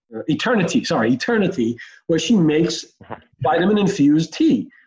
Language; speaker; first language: English; early bilingual, other home language; Hebrew